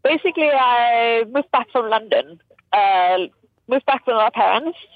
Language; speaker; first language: English; non-native, fluent; Danish